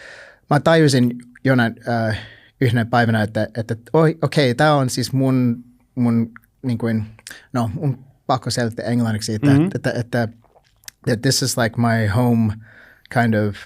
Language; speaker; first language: Finnish; non-native, learner; English